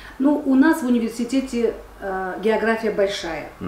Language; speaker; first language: Russian; native; Russian